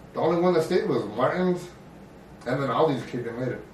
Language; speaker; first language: English; early bilingual, other home language; Spanish